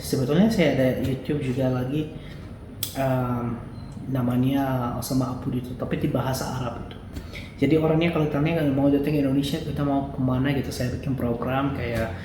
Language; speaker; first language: Indonesian; non-native, fluent; Arabic